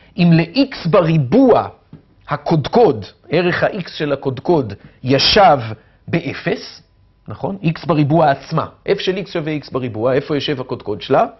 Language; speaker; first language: Hebrew; native; Hebrew